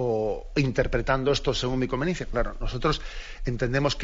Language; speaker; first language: Spanish; native; Spanish